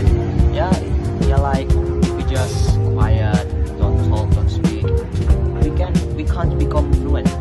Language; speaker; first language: English; non-native, fluent; Indonesian